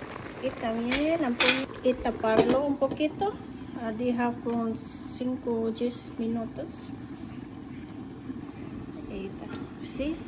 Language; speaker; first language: Spanish; non-native, learner; Filipino